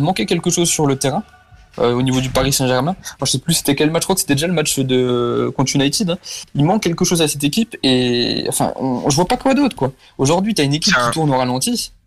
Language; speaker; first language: French; native; French